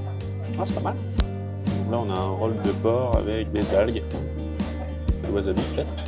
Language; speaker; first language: French; native; French